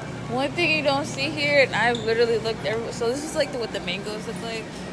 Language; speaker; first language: English; native; English